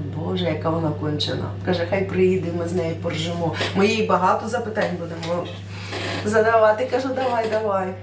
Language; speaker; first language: Ukrainian; non-native, local second language; Russian